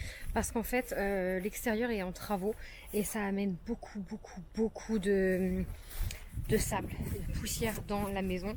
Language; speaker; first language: French; native; French